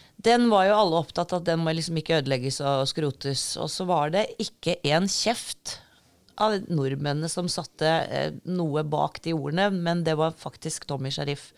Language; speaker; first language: Norwegian; native; Norwegian